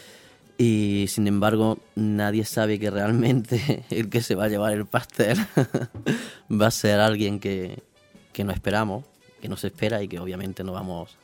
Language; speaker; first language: Spanish; native; Spanish